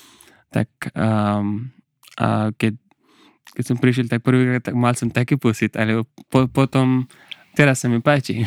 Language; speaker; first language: Slovak; non-native, learner; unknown